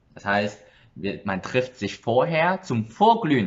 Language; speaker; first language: German; early bilingual, other home language; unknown